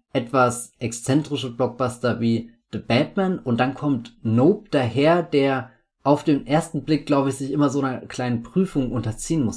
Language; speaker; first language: German; native; German